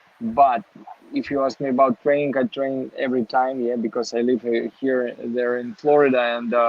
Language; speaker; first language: English; non-native, learner; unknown